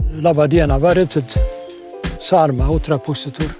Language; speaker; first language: Latvian; non-native, learner; Swedish